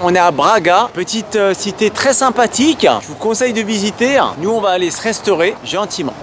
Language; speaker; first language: French; native; French